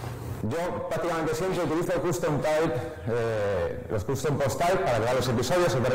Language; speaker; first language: Spanish; native; Spanish